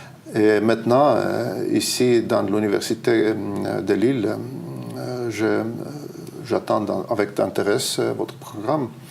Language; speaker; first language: French; non-native, fluent; Estonian